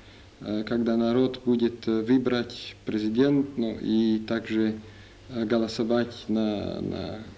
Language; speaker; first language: Russian; non-native, learner; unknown